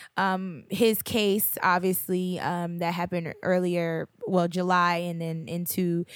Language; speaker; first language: English; native; English